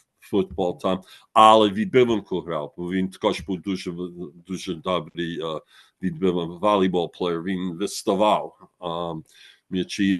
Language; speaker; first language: Ukrainian; early bilingual, heritage; Ukrainian